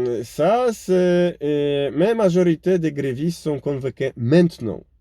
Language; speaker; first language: French; non-native, fluent; Polish